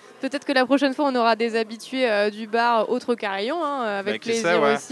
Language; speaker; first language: French; native; French